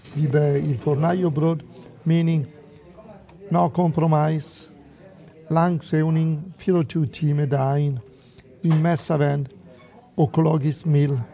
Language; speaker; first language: Danish; non-native, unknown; Italian